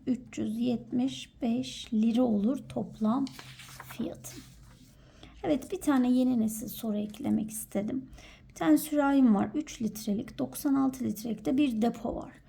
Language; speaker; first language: Turkish; native; Turkish